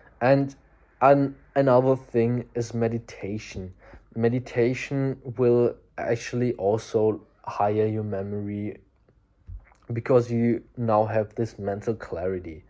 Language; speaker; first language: English; non-native, fluent; German